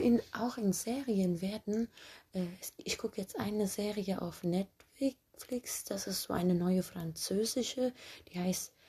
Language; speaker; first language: German; early bilingual, other home language; Turkish